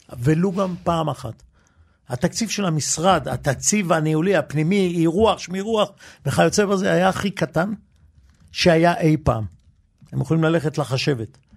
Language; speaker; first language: Hebrew; early bilingual, other home language; Yiddish